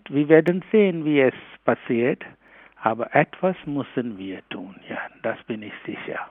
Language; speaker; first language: German; non-native, learner; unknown